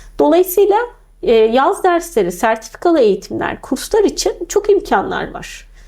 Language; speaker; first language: Turkish; native; Turkish